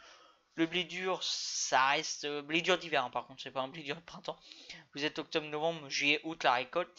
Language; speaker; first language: French; native; French